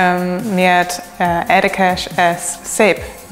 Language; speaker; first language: Hungarian; non-native, learner; English